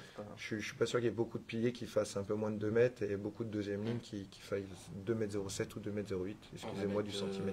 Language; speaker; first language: French; native; French